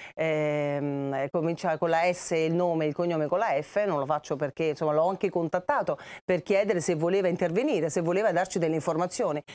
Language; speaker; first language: Italian; native; Italian